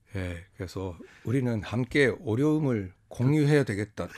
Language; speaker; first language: Korean; non-native, fluent; Japanese